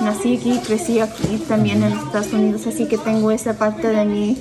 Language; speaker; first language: Spanish; early bilingual, heritage; Spanish